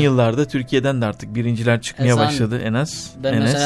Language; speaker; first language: Turkish; native; Turkish